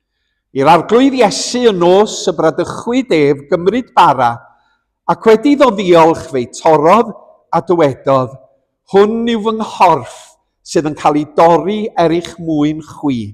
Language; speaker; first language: Welsh; native; Welsh